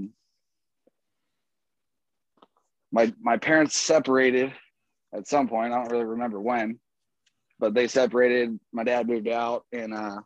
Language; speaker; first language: English; native; English